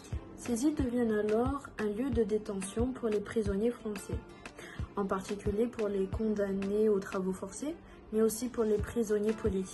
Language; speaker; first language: French; native; French